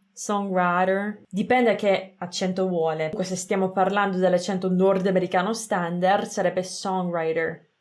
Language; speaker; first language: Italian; non-native, fluent; English